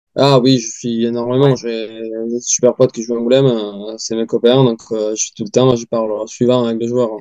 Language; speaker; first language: French; non-native, fluent; Spanish